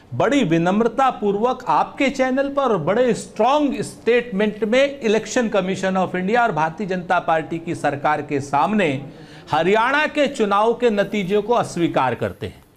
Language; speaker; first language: Hindi; native; Hindi